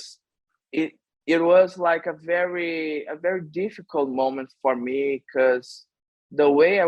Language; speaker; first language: English; non-native, fluent; Portuguese